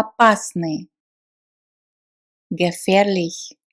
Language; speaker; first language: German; non-native, fluent; Russian